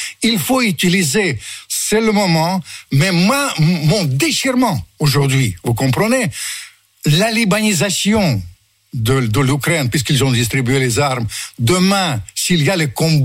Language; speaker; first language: French; non-native, fluent; Russian